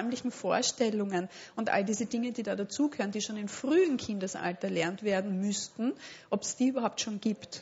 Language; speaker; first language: German; native; German